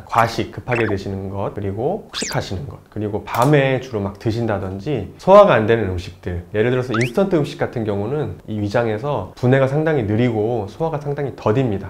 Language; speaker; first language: Korean; native; Korean